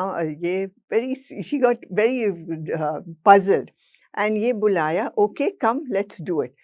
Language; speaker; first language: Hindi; non-native, local second language; English